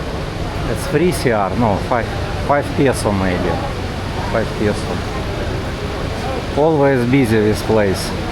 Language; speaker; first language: English; non-native, learner; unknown